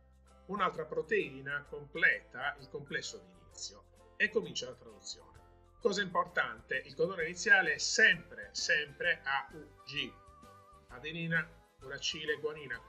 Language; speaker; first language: Italian; native; Italian